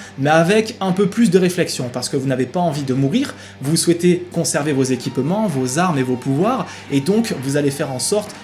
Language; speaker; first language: French; native; French